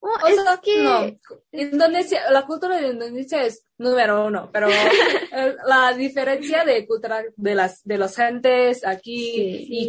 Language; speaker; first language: Spanish; non-native, fluent; Indonesian